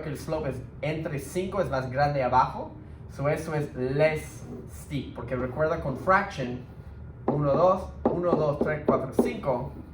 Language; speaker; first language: Spanish; early bilingual, heritage; Spanish